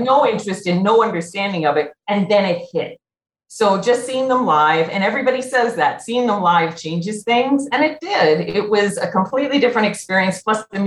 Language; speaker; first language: English; native; English